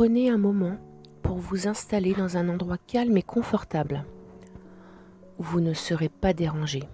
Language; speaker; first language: French; native; French